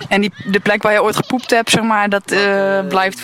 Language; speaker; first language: Dutch; native; Dutch